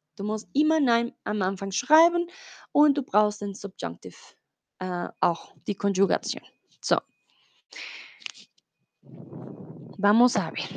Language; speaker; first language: German; non-native, learner; Spanish